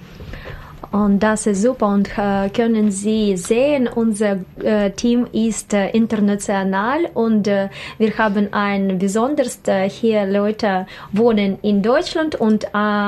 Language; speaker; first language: German; non-native, learner; Russian